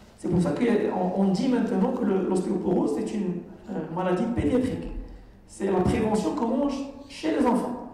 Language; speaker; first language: French; non-native, local second language; Arabic